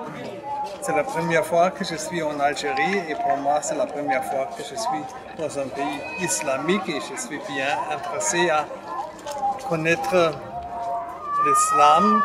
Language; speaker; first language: French; non-native, fluent; German